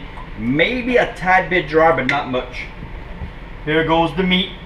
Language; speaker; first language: English; native; English